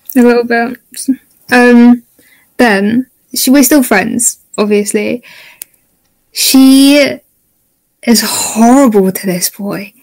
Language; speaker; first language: English; native; English